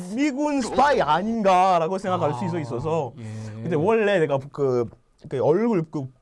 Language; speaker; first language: Korean; non-native, fluent; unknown